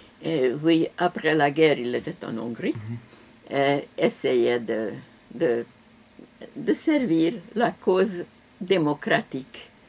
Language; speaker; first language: French; non-native, fluent; Hungarian